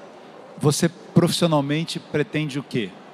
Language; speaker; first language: Portuguese; native; Portuguese